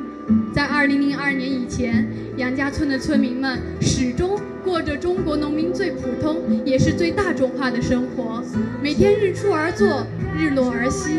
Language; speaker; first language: Chinese; native; Chinese